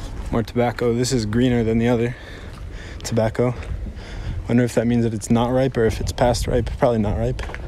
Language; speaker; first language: English; native; English